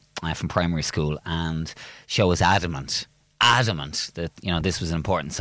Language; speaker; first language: English; native; English